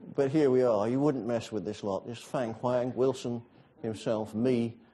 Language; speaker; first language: English; native; English